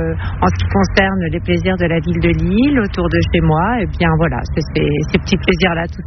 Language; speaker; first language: French; native; French